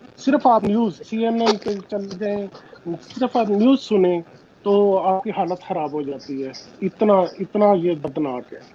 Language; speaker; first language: Urdu; non-native, local second language; Punjabi